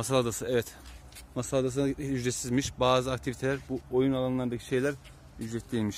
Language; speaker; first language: Turkish; native; Turkish